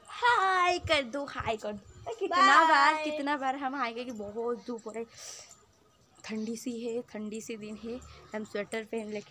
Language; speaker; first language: Hindi; non-native, local second language; Odia